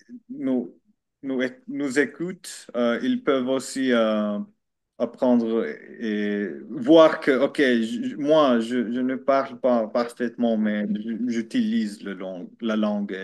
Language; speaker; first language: French; non-native, learner; Finnish